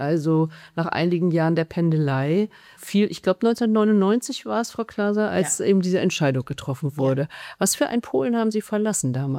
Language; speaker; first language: German; native; German